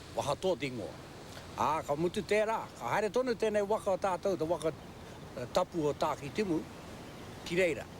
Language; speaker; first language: Māori; native; Māori